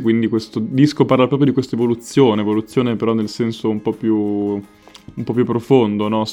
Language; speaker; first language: Italian; native; Italian